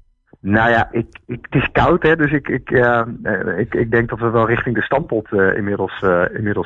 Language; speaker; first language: Dutch; native; Dutch